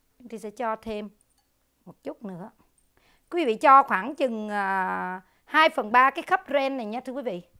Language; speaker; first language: Vietnamese; native; Vietnamese